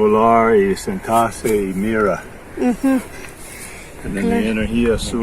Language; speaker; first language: Spanish; non-native, learner; English